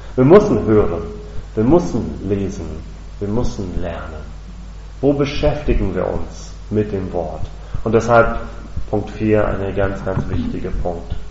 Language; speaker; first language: German; non-native, fluent; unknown